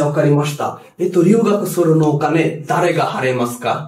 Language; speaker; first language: Japanese; non-native, fluent; Bangla